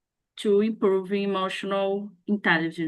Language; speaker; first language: English; non-native, learner; Portuguese